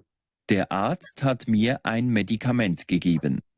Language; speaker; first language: German; non-native, learner; Spanish